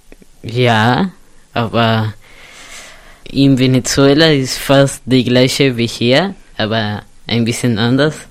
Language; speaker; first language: German; non-native, learner; Spanish